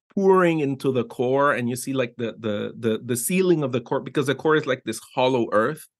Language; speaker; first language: English; non-native, fluent; Spanish